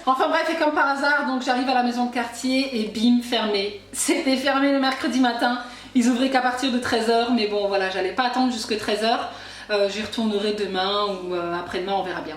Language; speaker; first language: French; native; French